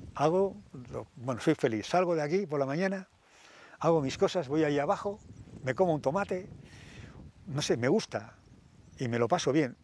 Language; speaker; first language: Spanish; native; Spanish